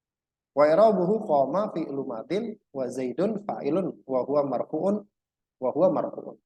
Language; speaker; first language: Arabic; non-native, fluent; Indonesian